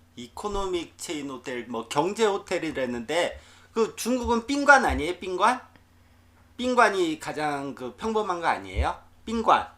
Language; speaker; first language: Korean; native; Korean